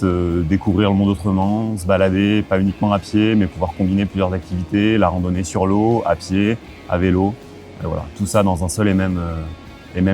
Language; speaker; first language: French; native; French